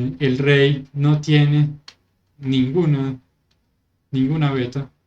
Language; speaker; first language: Spanish; native; Spanish